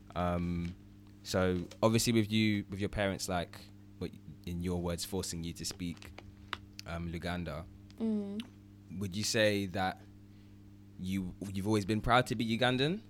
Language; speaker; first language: English; early bilingual, other home language; Ganda